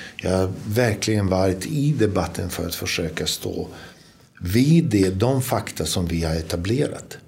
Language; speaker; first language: Swedish; non-native, fluent; Bosnian